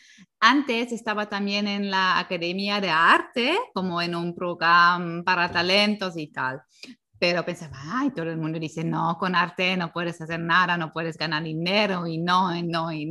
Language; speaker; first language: Spanish; non-native, fluent; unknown